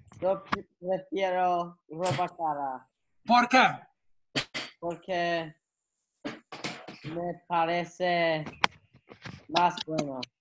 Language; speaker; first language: Spanish; non-native, learner; English